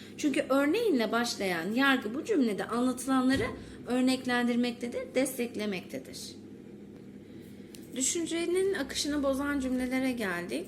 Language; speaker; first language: Turkish; native; Turkish